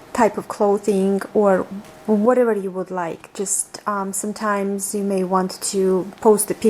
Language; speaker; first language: English; non-native, fluent; Georgian